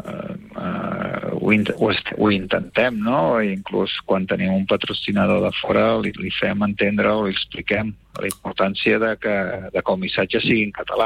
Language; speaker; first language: Catalan; native; Catalan